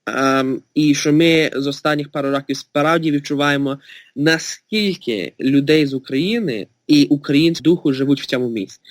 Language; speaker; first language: Ukrainian; early bilingual, heritage; Ukrainian